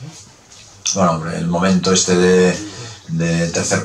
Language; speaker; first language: Spanish; native; Spanish